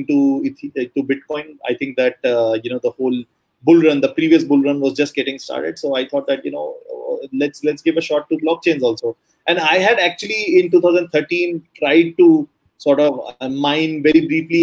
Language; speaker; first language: English; non-native, local second language; Hindi